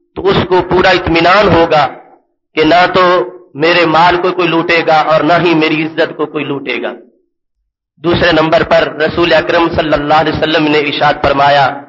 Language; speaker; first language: Urdu; native; Urdu